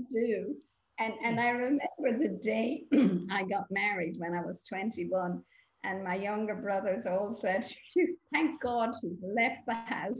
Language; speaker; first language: English; native; English